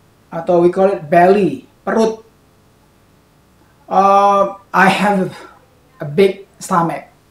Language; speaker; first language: English; non-native, fluent; Indonesian